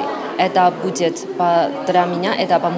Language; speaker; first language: Russian; non-native, learner; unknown